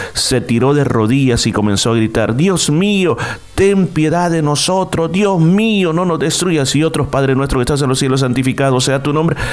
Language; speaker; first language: Spanish; native; Spanish